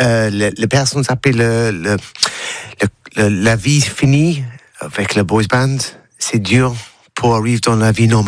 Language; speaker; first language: French; non-native, learner; English